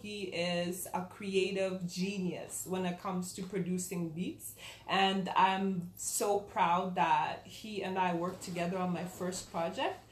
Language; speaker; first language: English; early bilingual, other home language; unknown